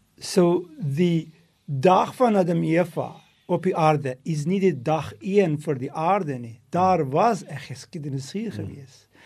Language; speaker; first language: Afrikaans; non-native, local second language; English